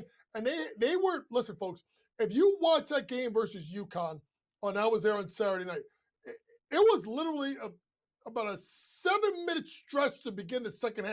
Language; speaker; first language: English; native; English